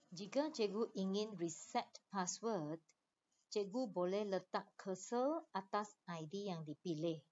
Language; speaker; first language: Malay; non-native, local second language; Chinese